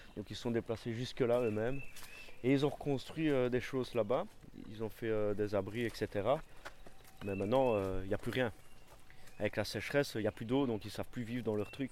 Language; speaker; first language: French; native; French